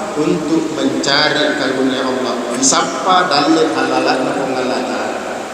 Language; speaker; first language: Malay; non-native, local second language; Buginese